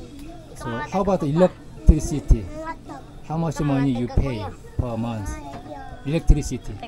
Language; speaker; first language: English; non-native, learner; Korean